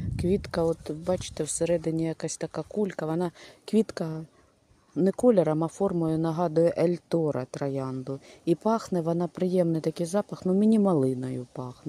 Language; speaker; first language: Ukrainian; native; Ukrainian